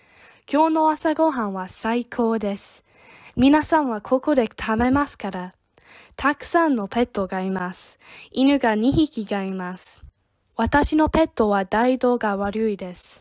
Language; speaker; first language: Japanese; non-native, learner; English